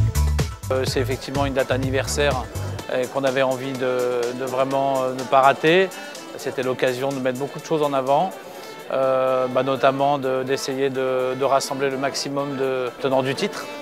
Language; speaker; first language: French; native; French